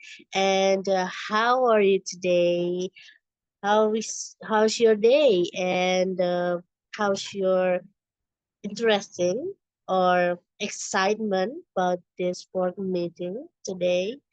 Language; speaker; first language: English; non-native, fluent; Indonesian